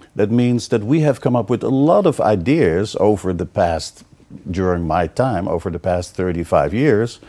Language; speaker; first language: English; non-native, fluent; Dutch